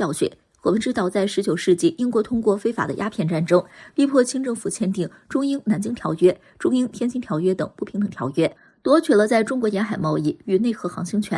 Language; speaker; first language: Chinese; native; Chinese